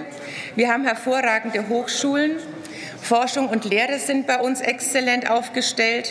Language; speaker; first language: German; native; German